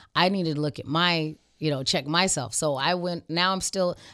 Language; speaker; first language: English; native; English